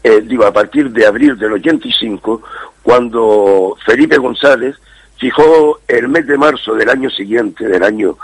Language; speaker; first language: Spanish; native; Spanish